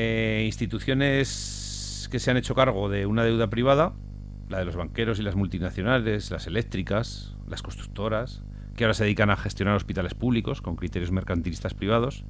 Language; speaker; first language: Spanish; native; Spanish